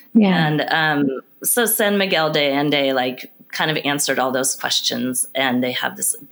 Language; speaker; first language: English; native; English